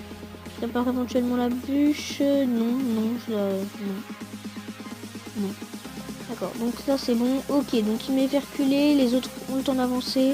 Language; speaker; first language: French; native; French